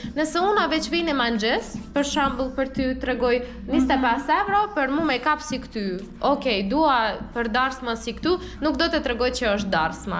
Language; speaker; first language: Albanian; non-native, learner; Russian